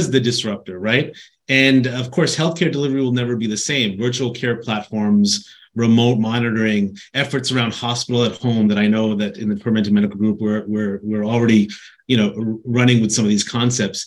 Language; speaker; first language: English; native; English